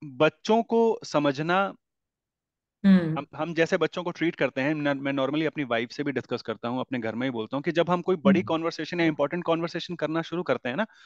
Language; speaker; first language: Hindi; native; Hindi